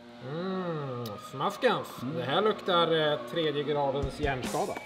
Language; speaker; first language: Swedish; native; Swedish